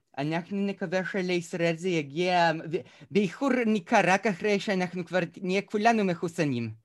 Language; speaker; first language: Hebrew; early bilingual, other home language; Russian